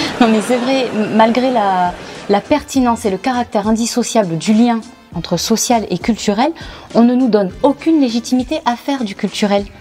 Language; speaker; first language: French; native; French